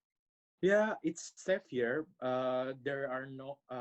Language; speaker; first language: English; non-native, learner; Indonesian